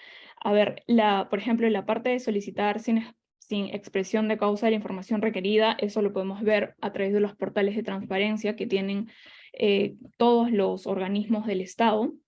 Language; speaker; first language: Spanish; native; Spanish